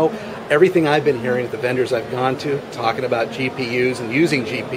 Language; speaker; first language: English; native; English